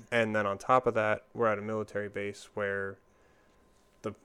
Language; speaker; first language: English; native; English